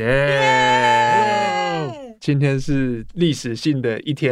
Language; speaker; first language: Chinese; native; Chinese